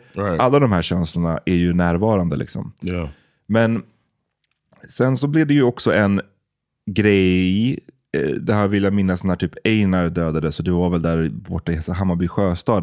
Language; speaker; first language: Swedish; native; Swedish